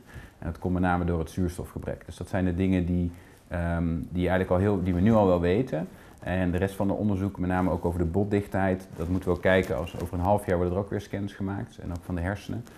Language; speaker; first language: Dutch; native; Dutch